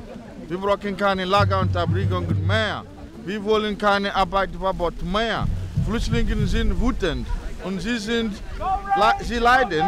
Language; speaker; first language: German; non-native, learner; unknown